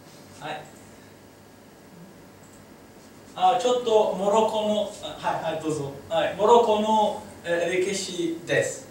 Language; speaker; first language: Japanese; non-native, learner; Arabic